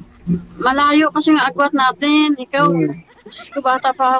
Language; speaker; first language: Filipino; non-native, local second language; Hiligaynon